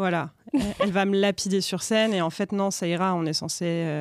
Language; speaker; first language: French; native; French